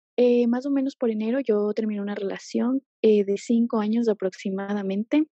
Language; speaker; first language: Spanish; native; Spanish